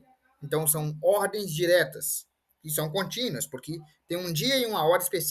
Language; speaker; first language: Portuguese; native; Portuguese